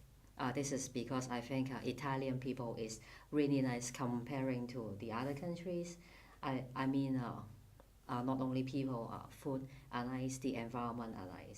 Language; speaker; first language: English; non-native, fluent; Cantonese